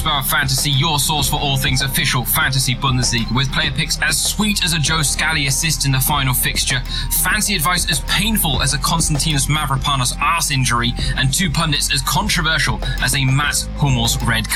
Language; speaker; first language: English; native; English